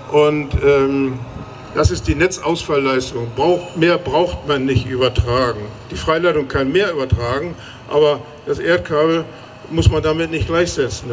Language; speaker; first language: German; native; German